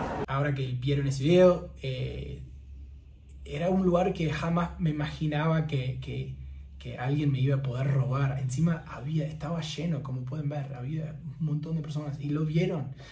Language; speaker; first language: Spanish; non-native, fluent; English